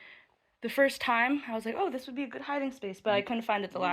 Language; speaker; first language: English; native; English